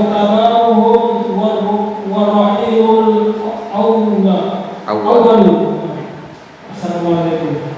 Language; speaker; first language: Arabic; non-native, fluent; Indonesian